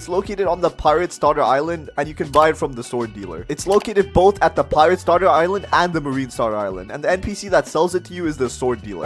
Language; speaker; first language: English; native; English